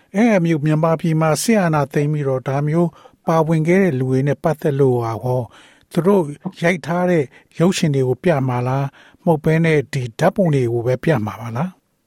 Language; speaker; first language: Burmese; native; Burmese